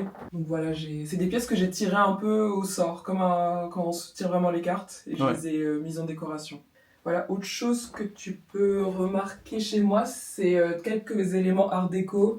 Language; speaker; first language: French; native; French